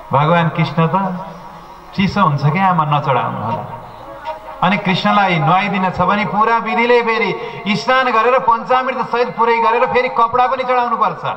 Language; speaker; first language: Nepali; native; Nepali